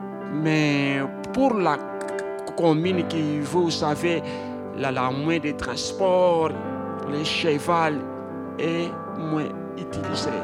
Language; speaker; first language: French; non-native, learner; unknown